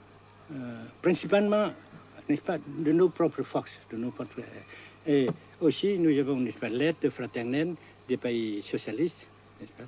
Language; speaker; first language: French; non-native, local second language; Vietnamese